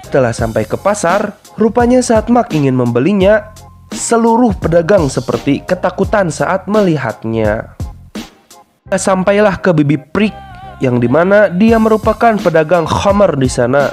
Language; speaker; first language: Indonesian; native; Indonesian